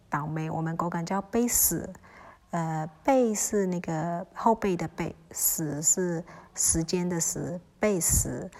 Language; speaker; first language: Chinese; early bilingual, heritage; Chinese